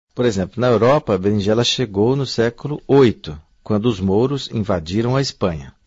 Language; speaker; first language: Portuguese; native; Portuguese